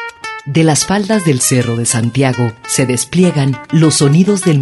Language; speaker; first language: Spanish; native; Spanish